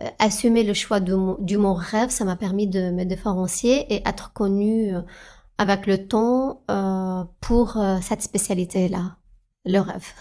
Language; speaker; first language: French; non-native, fluent; Arabic